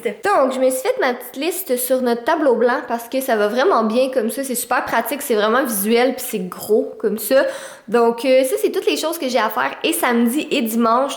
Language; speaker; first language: French; native; French